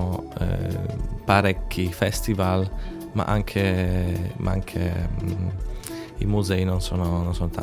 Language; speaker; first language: Italian; non-native, fluent; Polish